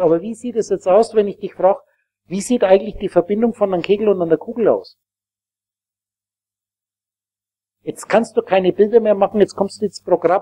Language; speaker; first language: German; native; German